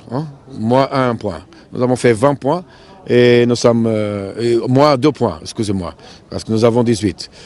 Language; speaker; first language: French; non-native, fluent; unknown